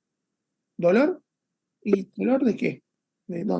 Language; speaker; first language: Spanish; native; Spanish